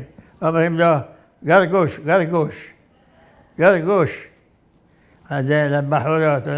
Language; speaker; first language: Hebrew; non-native, fluent; Arabic